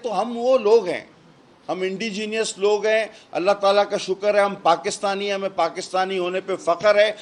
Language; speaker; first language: Urdu; non-native, local second language; Sindhi